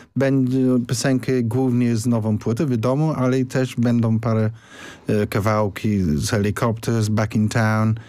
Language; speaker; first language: Polish; non-native, learner; English